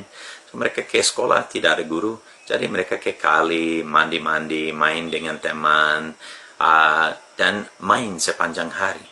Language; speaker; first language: Indonesian; non-native, fluent; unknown